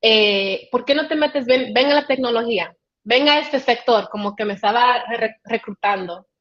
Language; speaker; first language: Spanish; early bilingual, heritage; Spanish